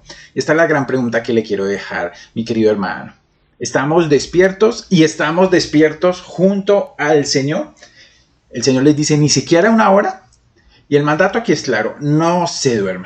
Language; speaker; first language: Spanish; native; Spanish